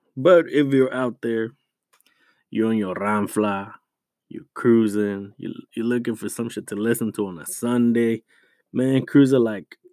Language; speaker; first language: English; early bilingual, other home language; Spanish